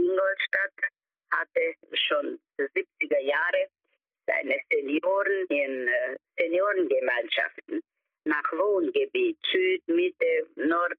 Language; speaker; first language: German; early bilingual, heritage; German